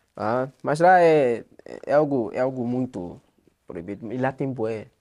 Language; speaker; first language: Portuguese; native; Portuguese